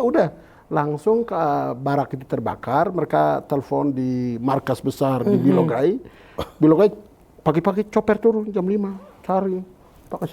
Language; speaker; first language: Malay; non-native, local second language; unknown